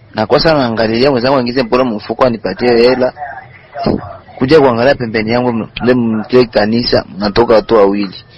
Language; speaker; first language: Swahili; native; Swahili